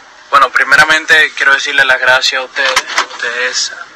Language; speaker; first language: Spanish; native; Spanish